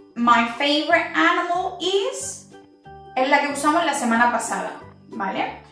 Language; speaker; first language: Spanish; native; Spanish